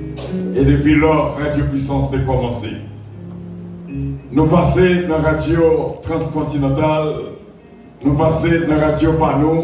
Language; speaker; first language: French; non-native, local second language; Haitian Creole